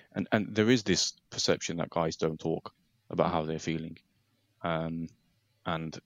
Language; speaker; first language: English; native; English